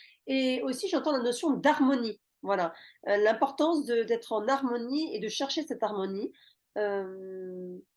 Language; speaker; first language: French; native; French